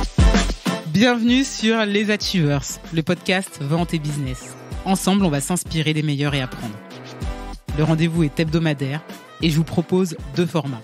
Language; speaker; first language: French; native; French